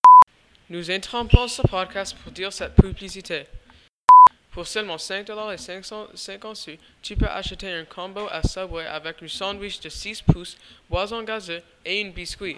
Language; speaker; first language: French; non-native, learner; English